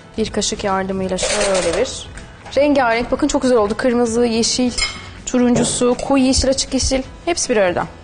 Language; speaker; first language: Turkish; native; Turkish